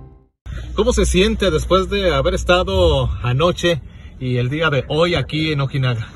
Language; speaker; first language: Spanish; native; Spanish